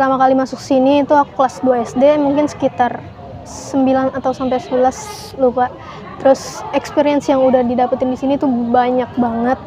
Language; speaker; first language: Indonesian; native; Indonesian